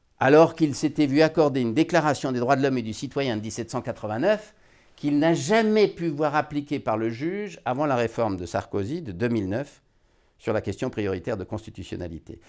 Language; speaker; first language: French; native; French